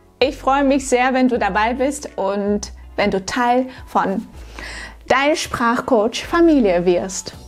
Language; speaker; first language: German; non-native, fluent; Russian